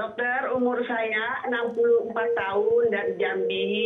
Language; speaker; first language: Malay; non-native, local second language; Sundanese